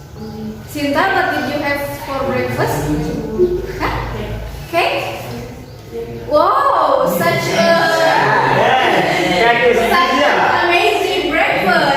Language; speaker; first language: English; non-native, fluent; Indonesian